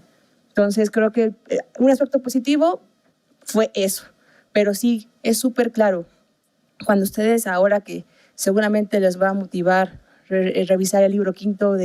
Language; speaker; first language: Spanish; native; Spanish